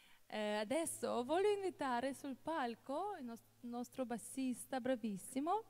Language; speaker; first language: Italian; non-native, fluent; Russian